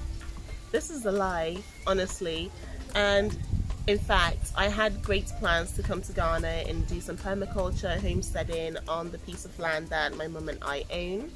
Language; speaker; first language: English; non-native, local second language; Akan